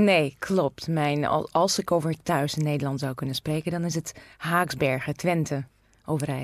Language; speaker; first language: Dutch; non-native, fluent; Russian